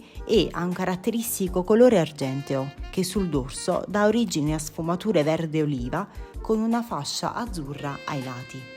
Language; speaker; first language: Italian; native; Italian